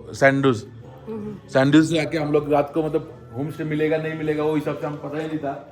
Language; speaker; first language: Hindi; non-native, local second language; Marathi